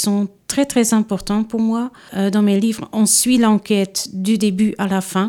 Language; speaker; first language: French; non-native, local second language; Dutch